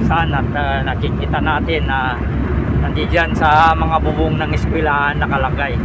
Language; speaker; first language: Filipino; non-native, local second language; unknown